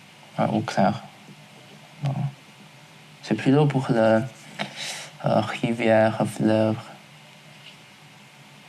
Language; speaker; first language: French; non-native, learner; Chinese